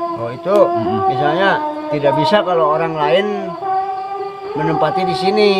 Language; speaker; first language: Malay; non-native, local second language; Sundanese